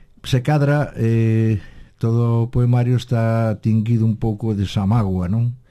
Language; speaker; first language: Galician; native; Galician